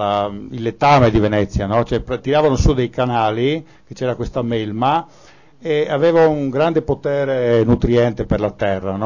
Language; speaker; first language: Italian; native; Italian